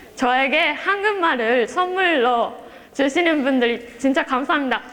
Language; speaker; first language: Korean; non-native, fluent; Japanese